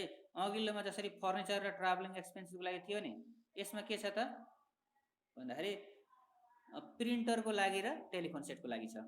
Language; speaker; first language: Nepali; native; Nepali